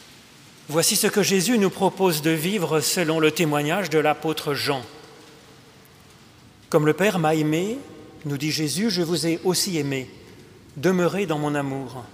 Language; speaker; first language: French; native; French